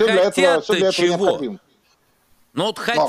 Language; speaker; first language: Russian; native; Russian